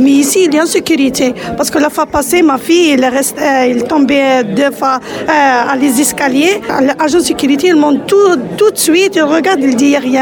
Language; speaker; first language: French; non-native, local second language; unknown